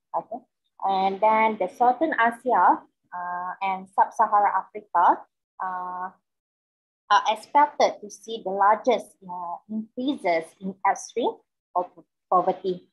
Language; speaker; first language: English; non-native, local second language; Malay